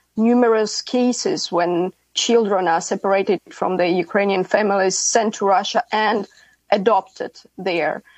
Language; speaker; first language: English; non-native, fluent; Ukrainian